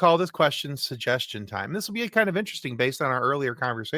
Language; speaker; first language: English; native; English